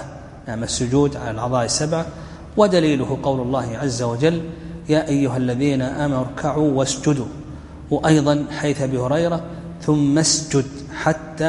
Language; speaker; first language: Arabic; native; Arabic